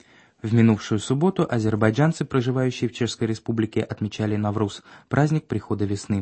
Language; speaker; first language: Russian; native; Russian